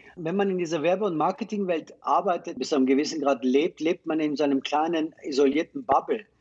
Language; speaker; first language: German; non-native, fluent; Persian